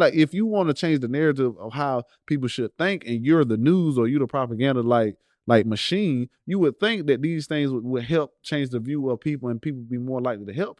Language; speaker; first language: English; native; English